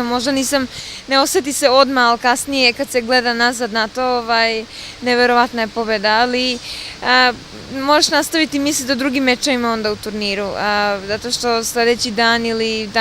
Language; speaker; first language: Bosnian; early bilingual, other home language; Serbian